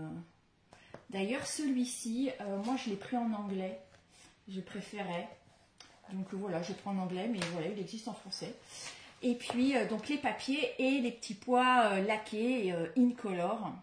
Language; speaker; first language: French; native; French